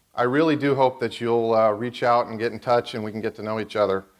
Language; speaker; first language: English; native; English